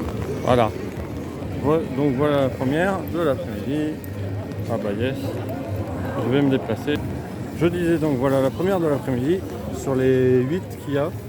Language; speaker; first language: French; native; French